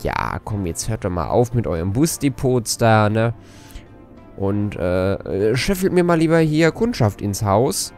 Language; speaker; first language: German; native; German